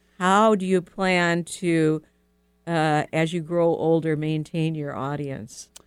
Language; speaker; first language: English; native; English